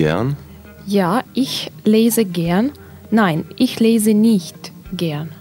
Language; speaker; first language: German; non-native, learner; Russian